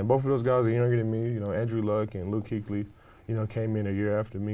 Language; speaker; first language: English; native; English